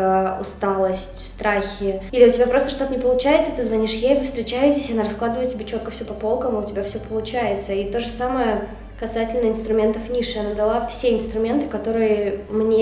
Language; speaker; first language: Russian; native; Russian